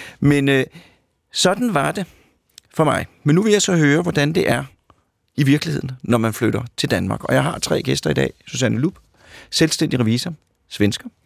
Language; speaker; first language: Danish; native; Danish